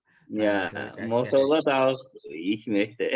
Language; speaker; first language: German; non-native, learner; Azerbaijani